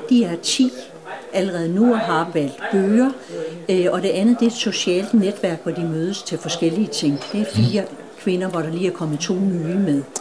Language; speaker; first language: Danish; native; Danish